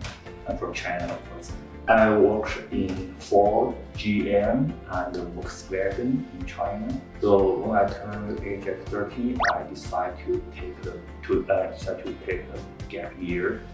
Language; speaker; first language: English; non-native, fluent; Chinese